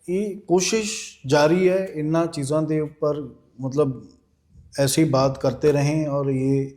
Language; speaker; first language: Hindi; non-native, local second language; Punjabi